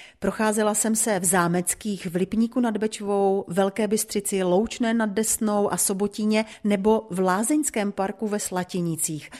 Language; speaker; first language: Czech; native; Czech